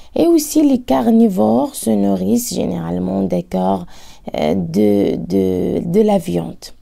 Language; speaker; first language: French; non-native, local second language; Arabic